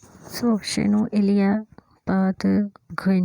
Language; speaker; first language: French; non-native, fluent; Hindi